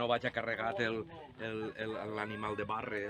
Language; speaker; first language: Catalan; native; Catalan